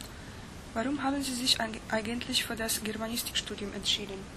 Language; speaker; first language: German; non-native, fluent; Polish